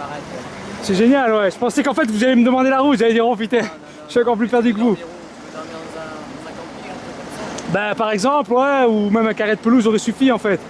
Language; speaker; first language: French; native; French